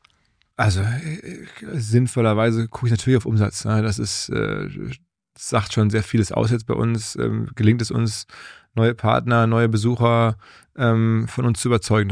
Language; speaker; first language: German; native; German